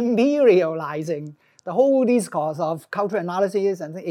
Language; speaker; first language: English; non-native, local second language; Cantonese